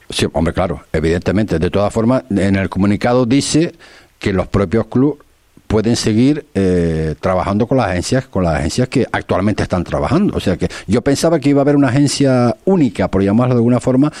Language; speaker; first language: Spanish; native; Spanish